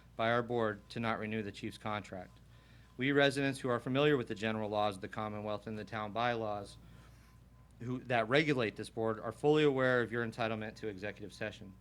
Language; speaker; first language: English; native; English